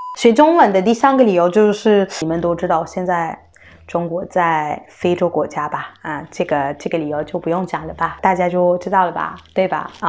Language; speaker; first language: Chinese; non-native, fluent; French